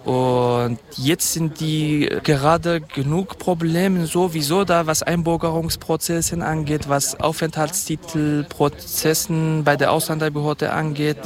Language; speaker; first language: German; non-native, fluent; Kurdish